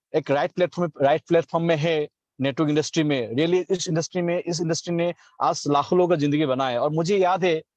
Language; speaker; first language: Hindi; non-native, local second language; Assamese